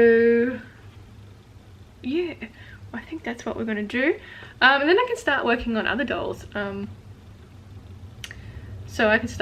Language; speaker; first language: English; native; English